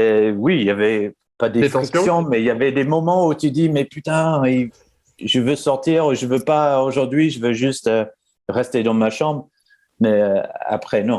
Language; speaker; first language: French; non-native, fluent; English